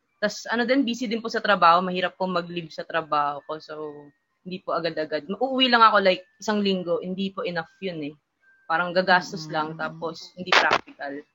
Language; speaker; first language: Filipino; non-native, local second language; Hiligaynon